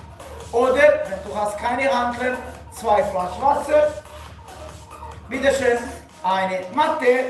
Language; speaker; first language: German; non-native, learner; Spanish